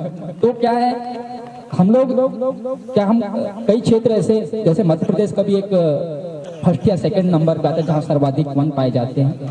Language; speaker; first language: Hindi; native; Hindi